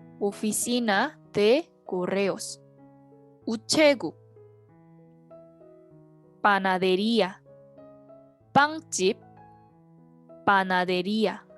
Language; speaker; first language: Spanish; non-native, fluent; Korean